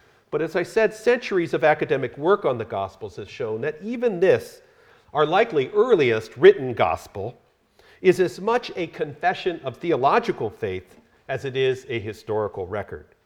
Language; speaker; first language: English; native; English